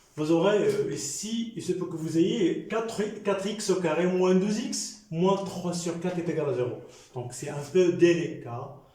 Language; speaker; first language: French; non-native, local second language; Arabic